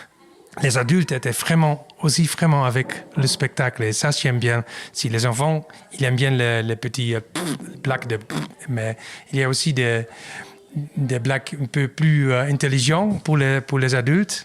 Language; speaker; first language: French; non-native, learner; Dutch